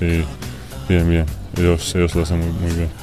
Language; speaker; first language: Spanish; non-native, fluent; Georgian